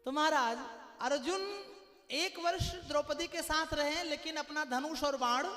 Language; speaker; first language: Hindi; non-native, local second language; Marathi